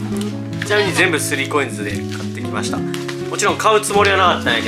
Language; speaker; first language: Japanese; native; Japanese